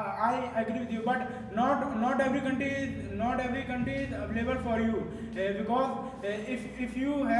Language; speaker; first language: English; non-native, learner; Hindi